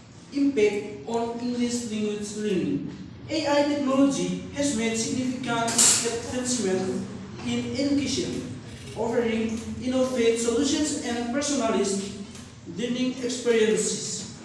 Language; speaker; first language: English; non-native, learner; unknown